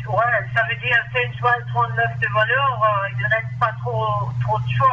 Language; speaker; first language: French; non-native, learner; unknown